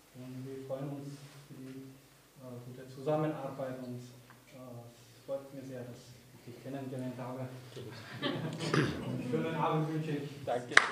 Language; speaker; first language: German; non-native, learner; Vietnamese